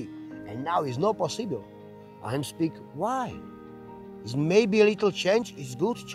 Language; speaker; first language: English; non-native, learner; Slovak